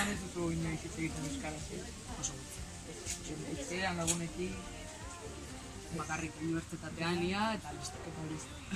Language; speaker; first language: Basque; non-native, local second language; Spanish